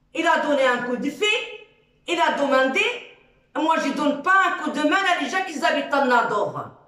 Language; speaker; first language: French; non-native, learner; Arabic